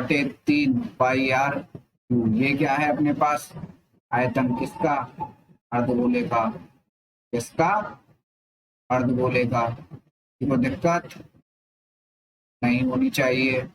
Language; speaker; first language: Hindi; native; Hindi